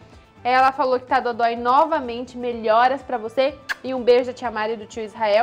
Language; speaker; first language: Portuguese; native; Portuguese